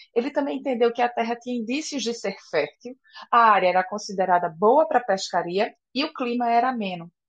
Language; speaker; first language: Portuguese; native; Portuguese